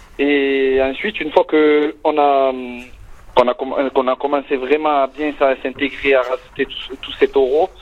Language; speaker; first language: French; native; French